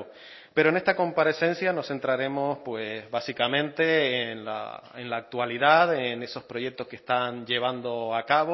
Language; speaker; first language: Spanish; native; Spanish